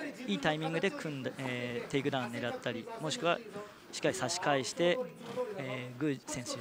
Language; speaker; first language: Japanese; native; Japanese